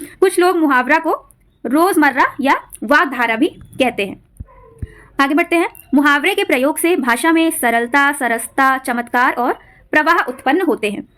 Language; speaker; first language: Hindi; native; Hindi